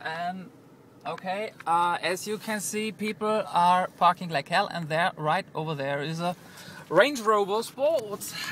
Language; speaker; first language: English; non-native, learner; German